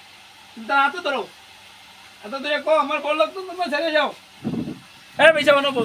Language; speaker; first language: Hindi; non-native, learner; Bangla